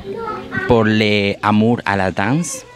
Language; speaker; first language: French; non-native, learner; Spanish